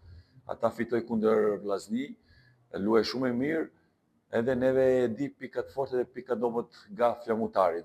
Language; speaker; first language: Albanian; non-native, learner; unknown